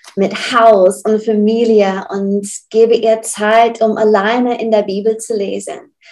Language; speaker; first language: German; non-native, fluent; English